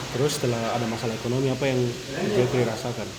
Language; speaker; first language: Indonesian; native; Indonesian